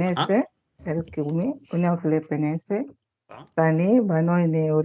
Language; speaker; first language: Albanian; non-native, learner; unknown